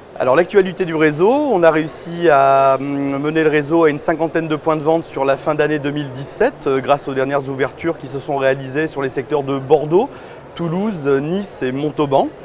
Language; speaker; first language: French; native; French